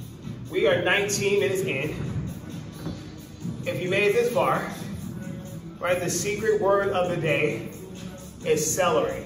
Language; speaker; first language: English; native; English